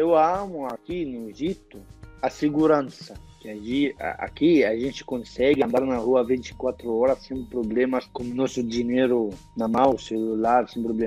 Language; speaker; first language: Portuguese; non-native, fluent; Arabic